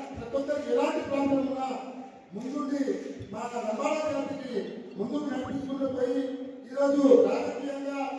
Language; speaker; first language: Telugu; non-native, local second language; Lambadi